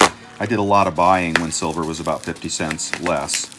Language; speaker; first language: English; native; English